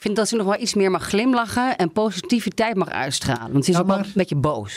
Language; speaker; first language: Dutch; native; Dutch